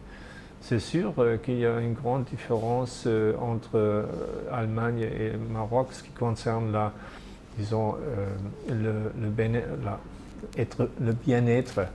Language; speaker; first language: French; non-native, fluent; German